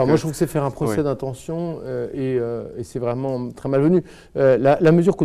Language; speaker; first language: French; native; French